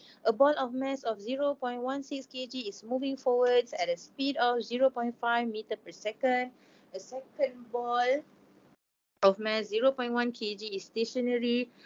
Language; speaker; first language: English; non-native, local second language; Malay